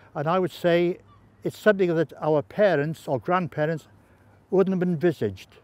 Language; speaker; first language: English; native; English